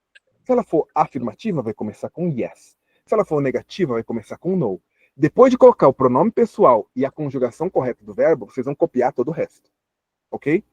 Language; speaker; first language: Portuguese; native; Portuguese